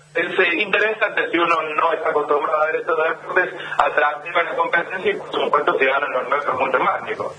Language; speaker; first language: Spanish; native; Spanish